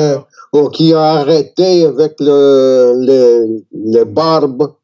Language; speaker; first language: French; non-native, learner; English